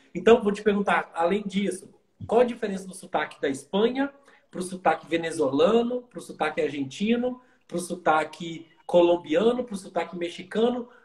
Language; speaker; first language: Portuguese; native; Portuguese